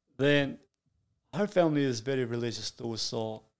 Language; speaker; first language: English; non-native, fluent; Italian